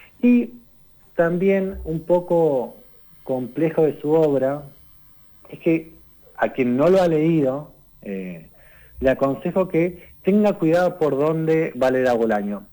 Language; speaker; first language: Spanish; native; Spanish